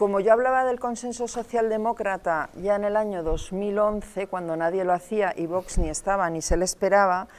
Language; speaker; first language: Spanish; native; Spanish